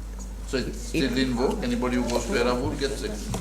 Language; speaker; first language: English; non-native, local second language; Sinhala